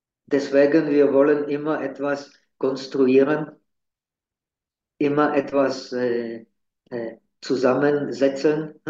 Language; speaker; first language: German; non-native, fluent; Czech